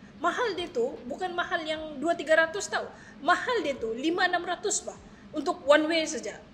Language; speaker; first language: Malay; native; Malay